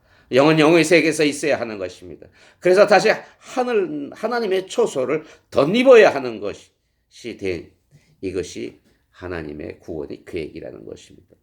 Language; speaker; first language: Korean; native; Korean